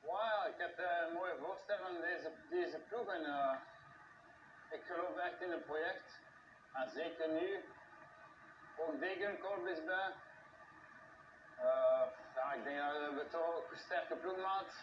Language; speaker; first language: Dutch; non-native, local second language; French